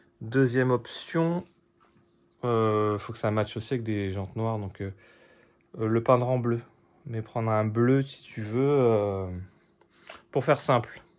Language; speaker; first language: French; native; French